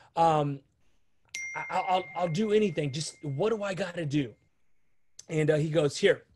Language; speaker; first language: English; native; English